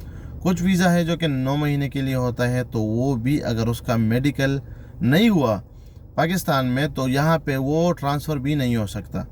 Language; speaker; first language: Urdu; non-native, local second language; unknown